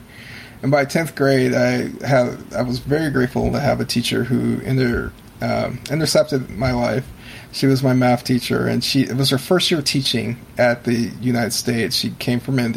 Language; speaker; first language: English; native; English